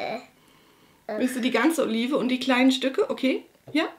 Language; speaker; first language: German; native; German